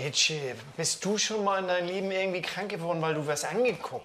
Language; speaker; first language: German; native; German